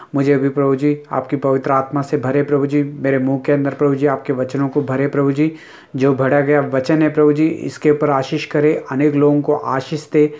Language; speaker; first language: Hindi; non-native, local second language; Telugu